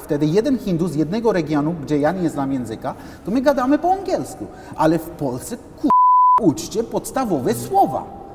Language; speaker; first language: Polish; non-native, fluent; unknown